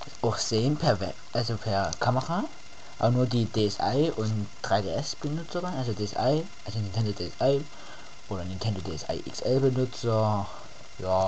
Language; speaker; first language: German; native; German